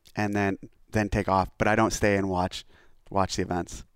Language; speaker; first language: English; native; English